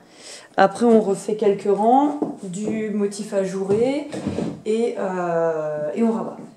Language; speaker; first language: French; native; French